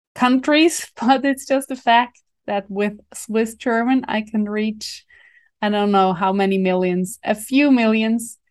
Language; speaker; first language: English; non-native, fluent; German